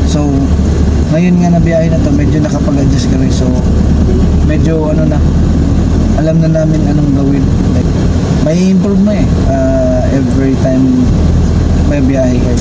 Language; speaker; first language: Filipino; native; Filipino